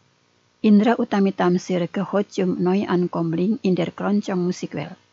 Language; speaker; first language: German; non-native, fluent; Indonesian